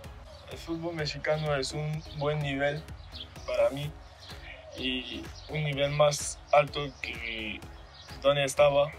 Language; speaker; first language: Spanish; non-native, learner; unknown